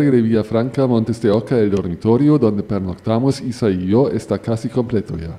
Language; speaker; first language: Spanish; non-native, fluent; German